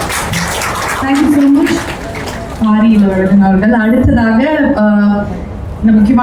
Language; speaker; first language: Tamil; native; Tamil